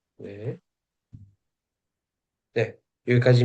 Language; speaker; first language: Korean; non-native, fluent; Uzbek